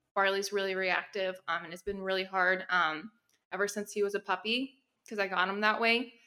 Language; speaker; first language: English; native; English